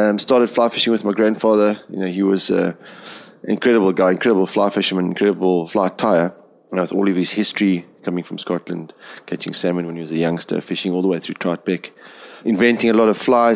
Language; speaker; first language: English; native; English